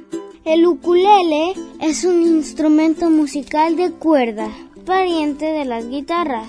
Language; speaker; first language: Spanish; native; Spanish